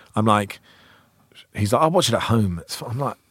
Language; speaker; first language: English; native; English